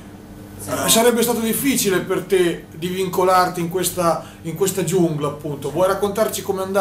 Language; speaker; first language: Italian; native; Italian